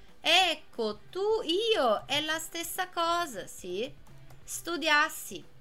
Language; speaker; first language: Italian; non-native, fluent; Portuguese